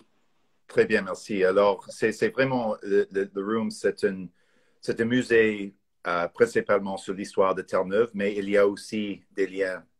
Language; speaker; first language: French; non-native, fluent; English